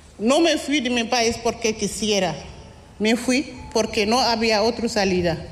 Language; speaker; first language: Spanish; native; Spanish